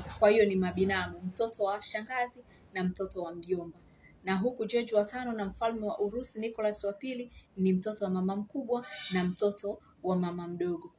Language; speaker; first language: Swahili; native; Swahili